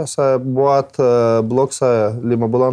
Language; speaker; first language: Indonesian; non-native, learner; Russian